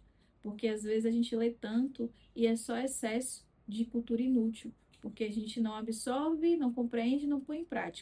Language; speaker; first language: Portuguese; native; Portuguese